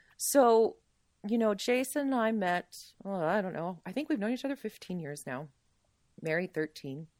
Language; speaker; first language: English; native; English